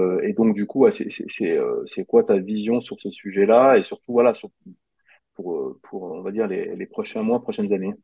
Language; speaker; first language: French; native; French